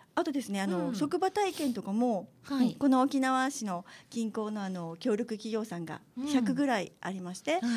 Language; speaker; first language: Japanese; native; Japanese